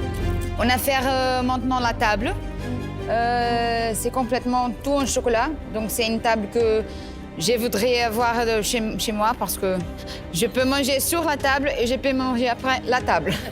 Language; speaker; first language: French; non-native, learner; Portuguese